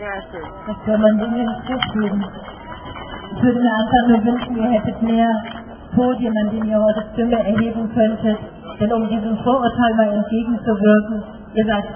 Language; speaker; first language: German; native; German